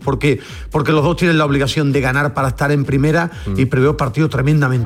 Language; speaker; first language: Spanish; native; Spanish